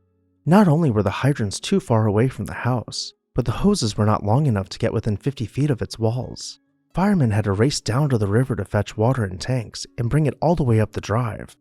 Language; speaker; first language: English; native; English